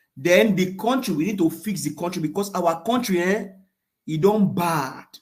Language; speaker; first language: Nigerian Pidgin; non-native, local second language; Yoruba